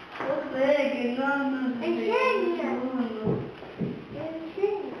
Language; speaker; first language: Spanish; non-native, local second language; Galician